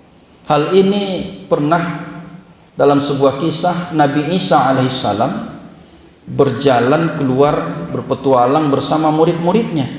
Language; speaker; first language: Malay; non-native, local second language; Minangkabau